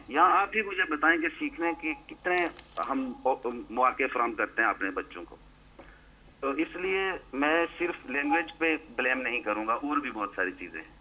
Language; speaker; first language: Urdu; native; Urdu